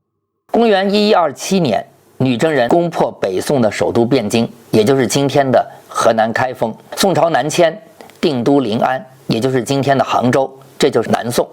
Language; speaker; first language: Chinese; native; Chinese